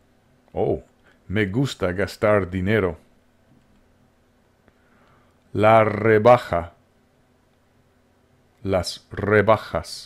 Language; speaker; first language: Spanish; non-native, fluent; English